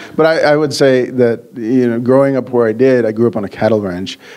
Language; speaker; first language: English; native; English